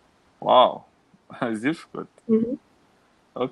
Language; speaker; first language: English; non-native, learner; Portuguese